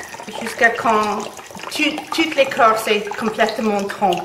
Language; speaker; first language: French; non-native, fluent; English